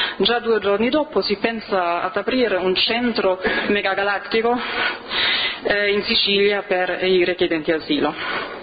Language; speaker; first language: Italian; non-native, fluent; Arabic